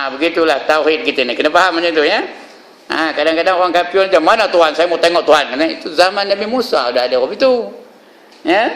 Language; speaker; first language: Malay; native; Malay